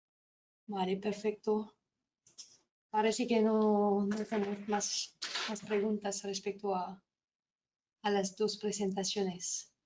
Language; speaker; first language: Spanish; non-native, fluent; French